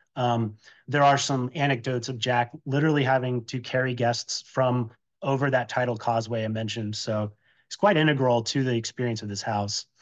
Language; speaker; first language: English; native; English